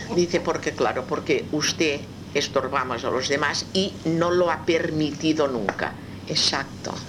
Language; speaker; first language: Spanish; non-native, local second language; Catalan